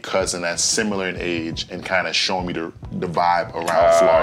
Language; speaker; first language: English; native; English